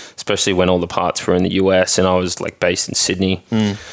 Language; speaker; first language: English; native; English